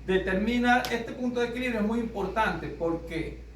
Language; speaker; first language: Spanish; native; Spanish